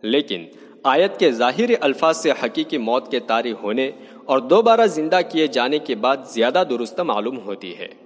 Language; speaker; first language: Urdu; native; Urdu